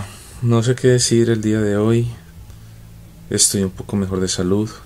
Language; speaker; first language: Spanish; native; Spanish